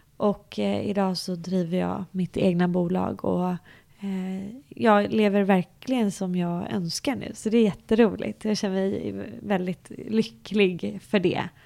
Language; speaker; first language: Swedish; early bilingual, other home language; English